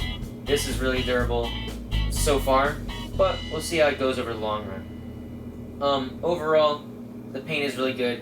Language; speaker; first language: English; native; English